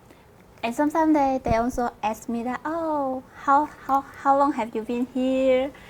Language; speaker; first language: English; non-native, learner; Vietnamese